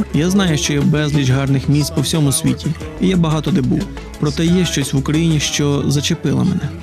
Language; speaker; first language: Ukrainian; non-native, fluent; English